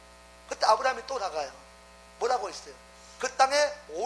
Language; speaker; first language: Korean; native; Korean